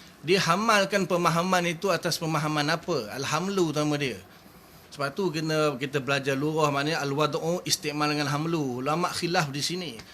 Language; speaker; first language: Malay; native; Malay